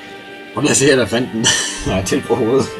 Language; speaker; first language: Danish; native; Danish